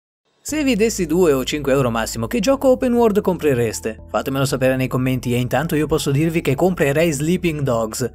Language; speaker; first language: Italian; native; Italian